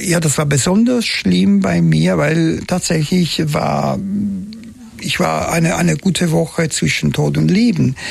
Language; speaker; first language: German; non-native, fluent; Italian